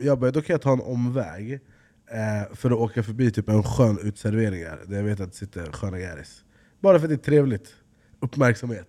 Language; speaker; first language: Swedish; native; Swedish